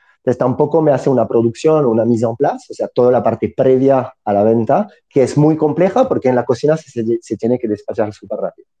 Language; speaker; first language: Spanish; non-native, fluent; French